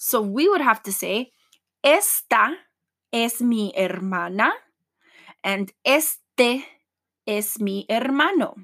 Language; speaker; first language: Spanish; non-native, learner; English